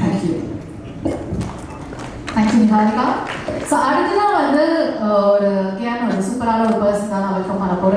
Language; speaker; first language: Tamil; native; Tamil